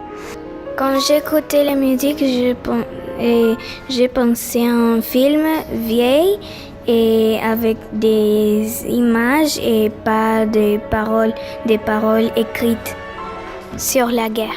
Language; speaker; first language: French; non-native, learner; Spanish